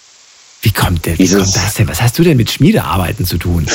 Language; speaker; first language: German; native; German